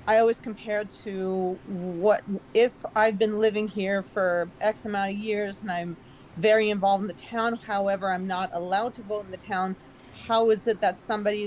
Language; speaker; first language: English; native; English